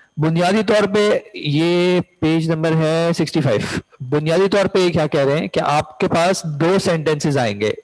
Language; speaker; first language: Urdu; native; Urdu